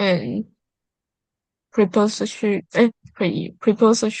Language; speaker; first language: English; non-native, learner; Chinese